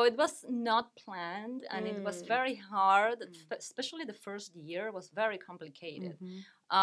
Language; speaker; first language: English; non-native, fluent; Spanish